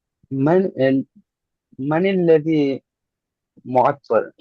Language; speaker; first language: Arabic; non-native, learner; Bangla